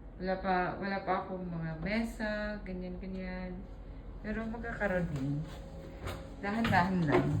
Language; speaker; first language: Filipino; non-native, local second language; Waray